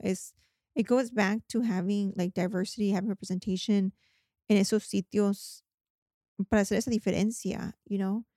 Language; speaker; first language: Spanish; early bilingual, heritage; Spanish